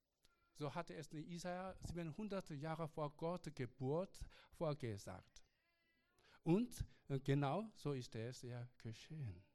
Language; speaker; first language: German; non-native, learner; Korean